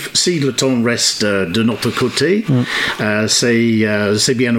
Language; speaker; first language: French; non-native, fluent; English